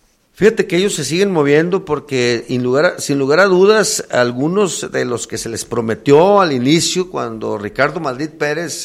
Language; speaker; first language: Spanish; native; Spanish